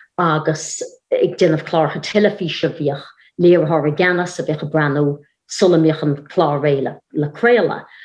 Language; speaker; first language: Irish; native; Irish